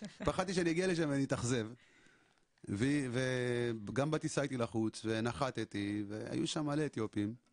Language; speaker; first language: Hebrew; early bilingual, other home language; Amharic